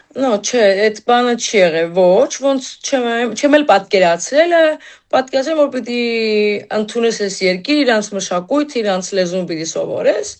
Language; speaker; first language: Armenian; native; Armenian